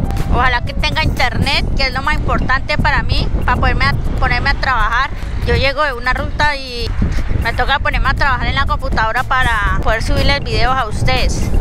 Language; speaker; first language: Spanish; native; Spanish